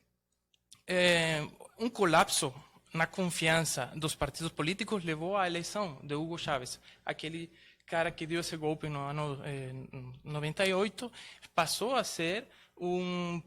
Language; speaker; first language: Portuguese; non-native, fluent; Spanish